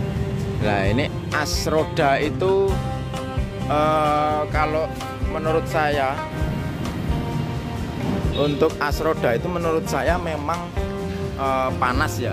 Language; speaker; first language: Indonesian; non-native, local second language; Javanese